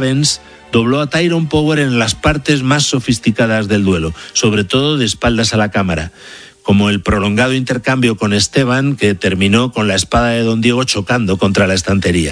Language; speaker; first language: Spanish; native; Spanish